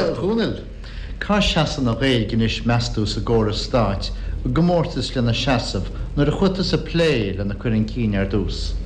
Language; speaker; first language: Irish; native; Irish